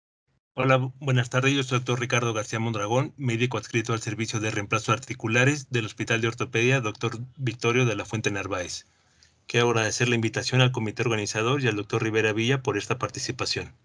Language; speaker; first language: Spanish; native; Spanish